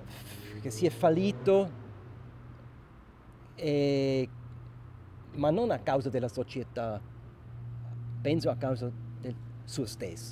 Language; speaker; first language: Italian; non-native, local second language; German